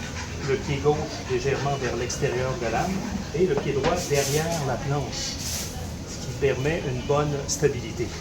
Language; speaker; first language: French; native; French